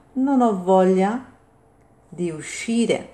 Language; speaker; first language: Italian; non-native, fluent; English